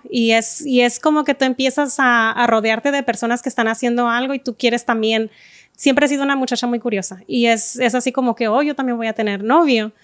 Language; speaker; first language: Spanish; native; Spanish